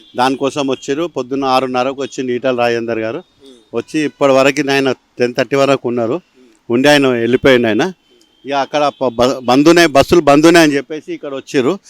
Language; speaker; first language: Telugu; native; Telugu